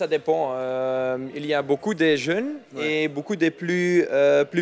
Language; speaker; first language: French; non-native, local second language; Dutch